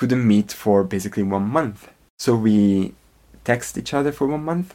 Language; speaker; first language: English; non-native, fluent; Italian